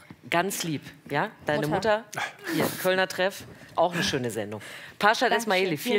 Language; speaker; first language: German; native; German